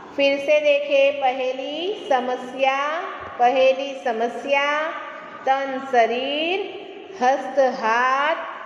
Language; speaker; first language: Hindi; non-native, local second language; Gujarati